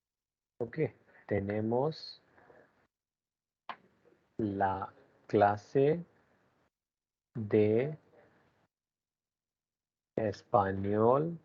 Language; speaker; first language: Spanish; non-native, learner; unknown